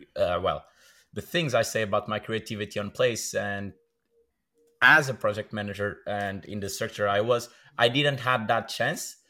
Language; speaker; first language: English; non-native, fluent; Portuguese